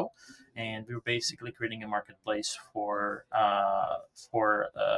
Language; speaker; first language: English; non-native, fluent; Czech